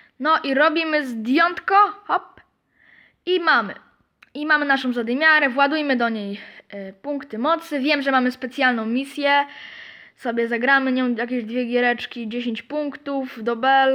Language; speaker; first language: Polish; native; Polish